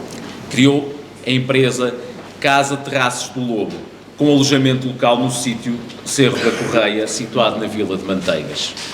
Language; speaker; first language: Portuguese; native; Portuguese